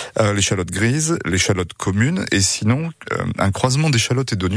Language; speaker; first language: French; native; French